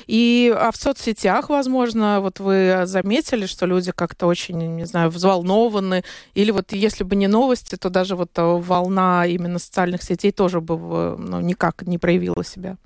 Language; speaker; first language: Russian; native; Russian